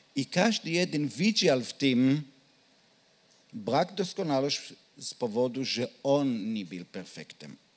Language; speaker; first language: Polish; non-native, learner; Hebrew